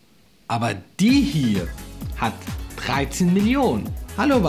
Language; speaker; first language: German; non-native, fluent; Arabic